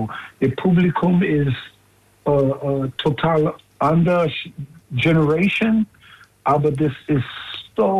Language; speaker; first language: German; non-native, learner; English